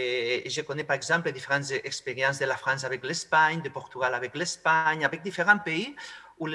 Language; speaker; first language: French; non-native, fluent; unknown